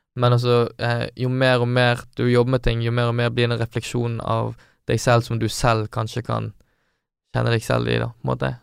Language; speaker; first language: Norwegian; native; Norwegian